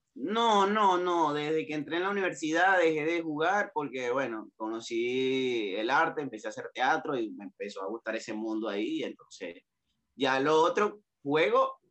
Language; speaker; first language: Spanish; native; Spanish